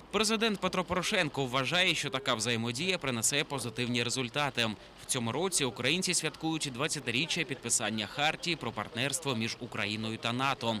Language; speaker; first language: Ukrainian; native; Ukrainian